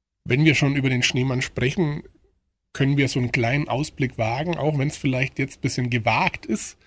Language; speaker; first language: German; native; German